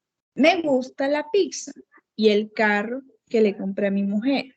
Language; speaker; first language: Spanish; non-native, fluent; Portuguese